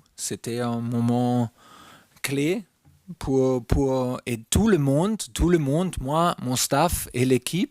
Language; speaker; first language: French; non-native, fluent; German